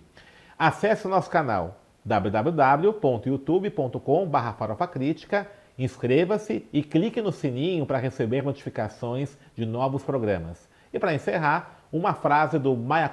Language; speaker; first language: Portuguese; native; Portuguese